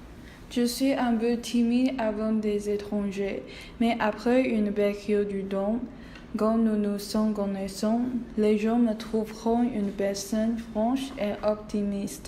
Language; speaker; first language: French; non-native, learner; Chinese